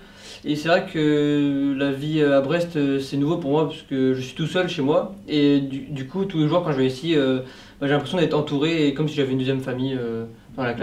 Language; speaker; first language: French; native; French